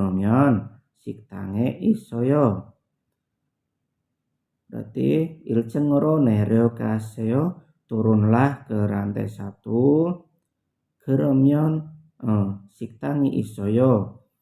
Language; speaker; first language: Korean; non-native, learner; Indonesian